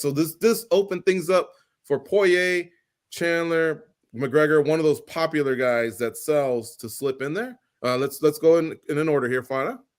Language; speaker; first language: English; native; English